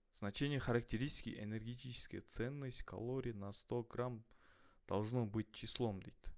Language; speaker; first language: Russian; non-native, local second language; Kazakh